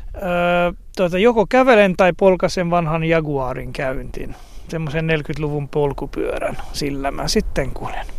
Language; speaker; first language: Finnish; non-native, fluent; Hungarian